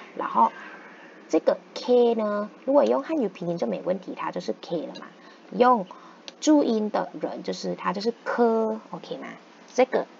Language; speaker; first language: Chinese; non-native, fluent; Thai